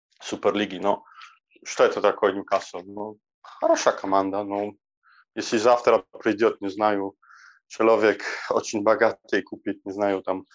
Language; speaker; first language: Russian; non-native, learner; Polish